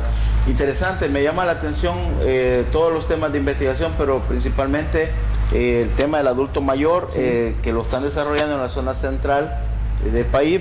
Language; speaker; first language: Spanish; native; Spanish